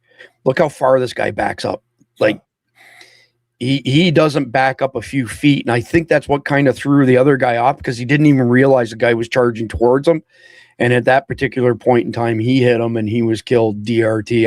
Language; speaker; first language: English; native; English